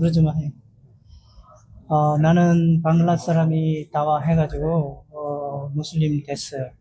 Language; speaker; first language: Korean; non-native, learner; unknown